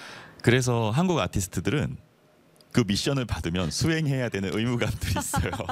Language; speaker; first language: Korean; native; Korean